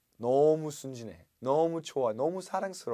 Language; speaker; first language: Korean; non-native, fluent; English